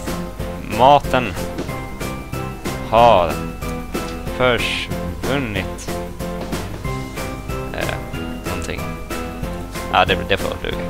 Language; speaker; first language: Swedish; native; Swedish